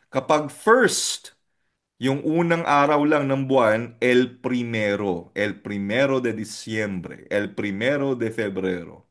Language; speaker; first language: Spanish; non-native, fluent; Filipino